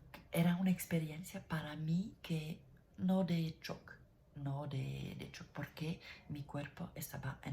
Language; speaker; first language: Spanish; non-native, learner; French